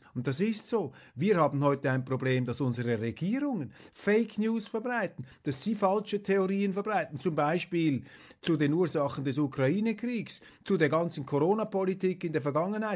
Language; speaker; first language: German; native; German